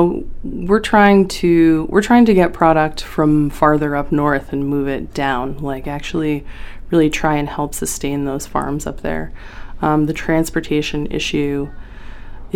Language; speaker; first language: English; native; English